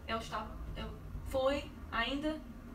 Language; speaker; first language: Portuguese; non-native, learner; English